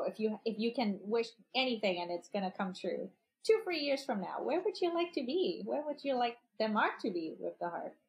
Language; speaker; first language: English; non-native, local second language; Cantonese